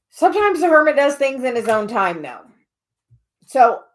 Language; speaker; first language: English; native; English